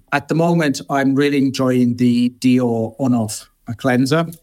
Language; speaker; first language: English; non-native, fluent; Finnish